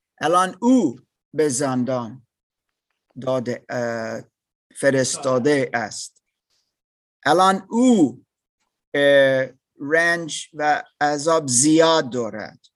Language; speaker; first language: Persian; non-native, learner; English